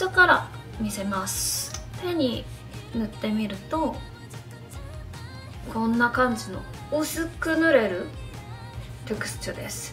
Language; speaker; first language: Japanese; non-native, fluent; Korean